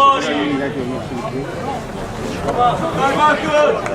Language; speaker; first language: Italian; native; Italian